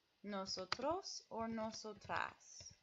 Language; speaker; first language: Spanish; non-native, fluent; English